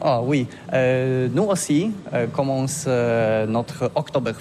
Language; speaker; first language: French; non-native, learner; Polish